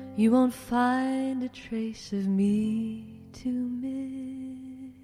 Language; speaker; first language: English; native; English